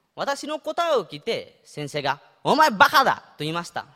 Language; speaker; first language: Japanese; non-native, fluent; Nepali